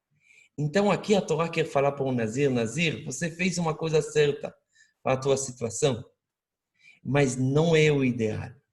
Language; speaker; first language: Portuguese; non-native, fluent; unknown